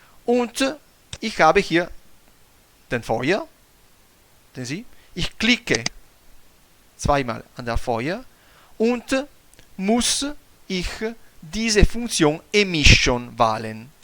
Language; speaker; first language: German; non-native, fluent; Italian